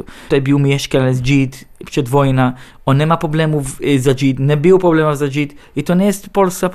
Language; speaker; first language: Polish; non-native, learner; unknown